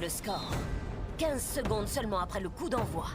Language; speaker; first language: French; native; French